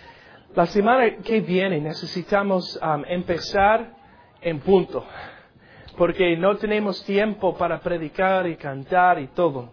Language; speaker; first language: Spanish; non-native, learner; English